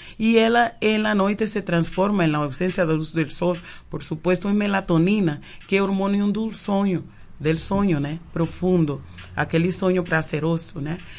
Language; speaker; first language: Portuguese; non-native, fluent; Spanish